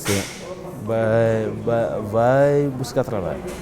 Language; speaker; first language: Portuguese; non-native, learner; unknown